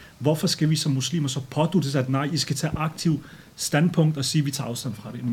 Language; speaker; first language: Danish; early bilingual, other home language; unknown